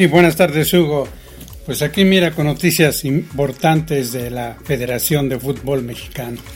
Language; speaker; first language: Spanish; native; Spanish